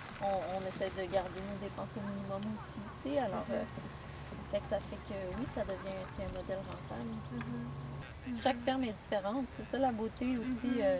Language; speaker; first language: French; native; French